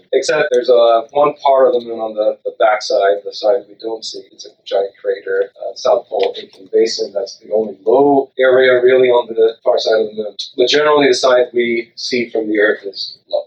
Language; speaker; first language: English; non-native, local second language; Sinhala